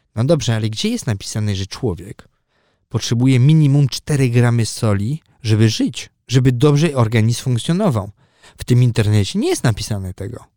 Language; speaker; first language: Polish; early bilingual, heritage; Polish